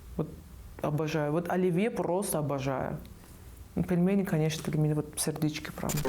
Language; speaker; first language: Russian; non-native, fluent; Persian